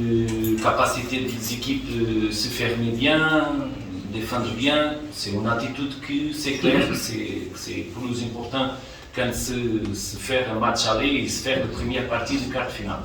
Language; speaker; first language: French; non-native, fluent; Portuguese